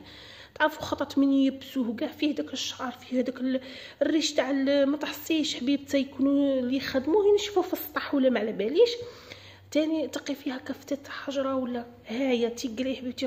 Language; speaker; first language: Arabic; native; Arabic